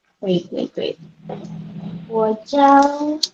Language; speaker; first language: Chinese; non-native, learner; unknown